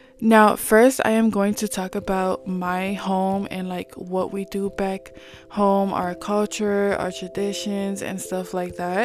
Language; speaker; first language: English; non-native, fluent; Samoan